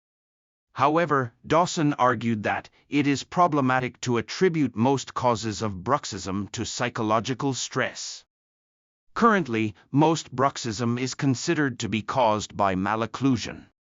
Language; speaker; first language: English; non-native, fluent; Japanese